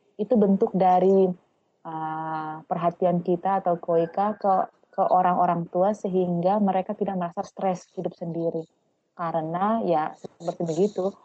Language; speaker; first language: Indonesian; non-native, local second language; Tetum